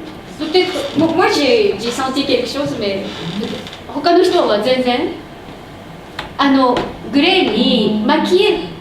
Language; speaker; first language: French; non-native, fluent; Japanese